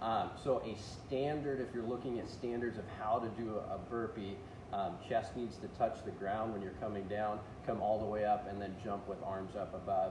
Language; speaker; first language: English; native; English